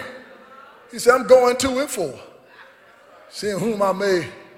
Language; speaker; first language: English; native; English